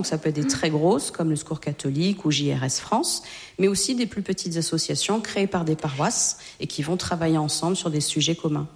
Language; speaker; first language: French; native; French